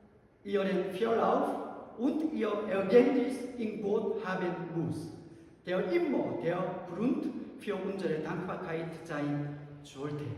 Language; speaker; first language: German; non-native, learner; Korean